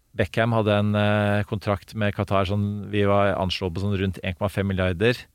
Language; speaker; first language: Norwegian; native; Norwegian